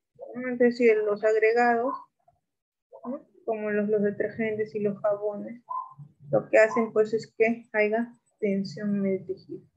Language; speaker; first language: Spanish; native; Spanish